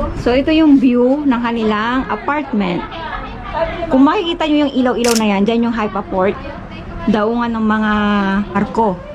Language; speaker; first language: Filipino; native; Filipino